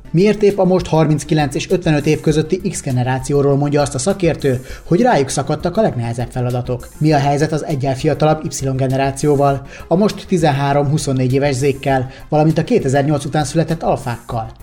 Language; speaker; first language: Hungarian; native; Hungarian